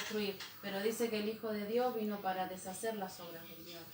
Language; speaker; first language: Spanish; native; Spanish